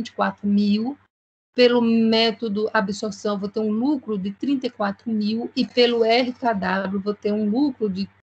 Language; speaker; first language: Portuguese; native; Portuguese